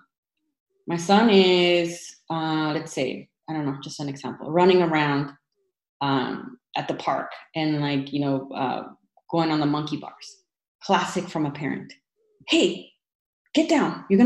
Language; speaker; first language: English; early bilingual, other home language; Spanish